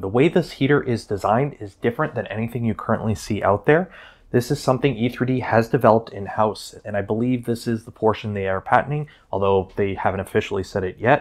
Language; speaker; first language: English; native; English